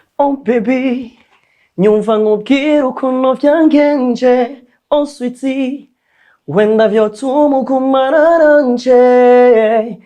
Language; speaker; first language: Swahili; native; Swahili